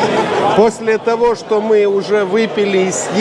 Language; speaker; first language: Russian; non-native, local second language; Lithuanian